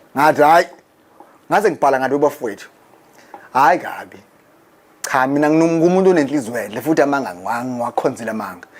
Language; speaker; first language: Zulu; native; Zulu